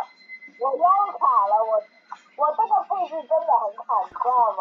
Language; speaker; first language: Chinese; native; Chinese